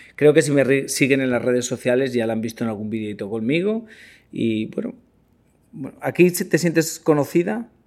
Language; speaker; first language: Spanish; early bilingual, heritage; Spanish